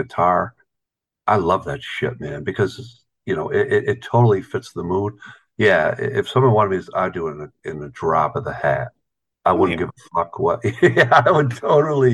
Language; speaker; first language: English; native; English